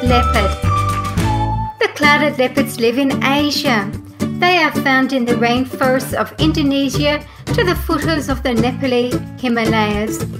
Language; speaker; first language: English; native; English